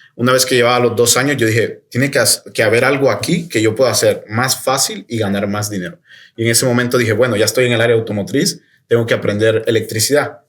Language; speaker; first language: Spanish; native; Spanish